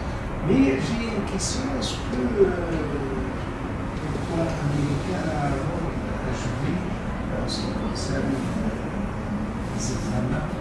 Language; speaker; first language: French; non-native, local second language; Arabic